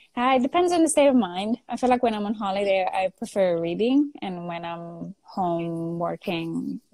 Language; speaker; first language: English; non-native, fluent; Italian